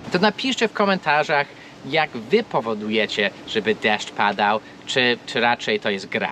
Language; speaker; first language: Polish; non-native, fluent; English